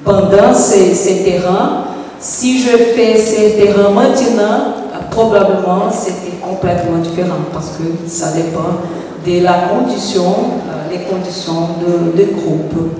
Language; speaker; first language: French; non-native, fluent; Portuguese